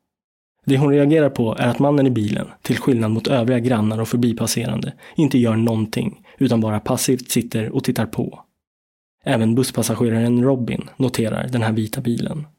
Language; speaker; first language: Swedish; native; Swedish